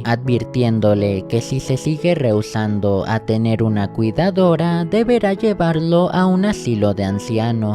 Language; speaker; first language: Spanish; native; Spanish